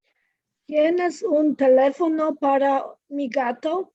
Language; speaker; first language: Spanish; non-native, learner; English